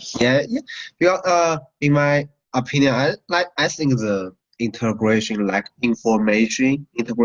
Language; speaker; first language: English; non-native, learner; Chinese